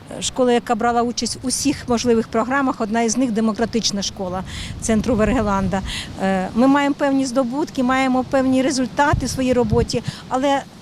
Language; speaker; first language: Ukrainian; native; Ukrainian